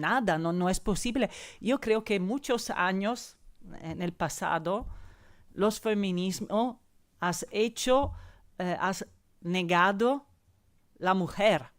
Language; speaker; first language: Spanish; non-native, fluent; Italian